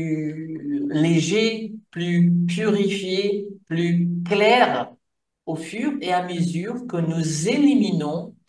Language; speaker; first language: French; non-native, fluent; Portuguese